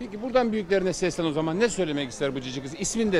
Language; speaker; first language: Turkish; native; Turkish